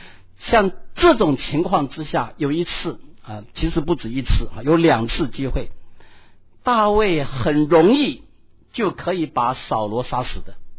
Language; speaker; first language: Chinese; native; Chinese